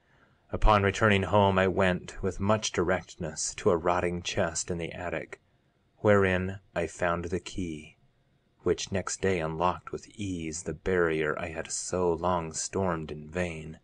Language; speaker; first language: English; native; English